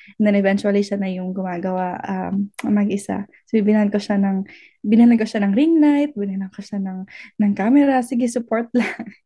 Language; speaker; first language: Filipino; native; Filipino